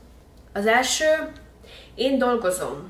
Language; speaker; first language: Hungarian; early bilingual, heritage; Hungarian